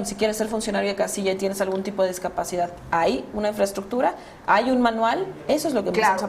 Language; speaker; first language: Spanish; native; Spanish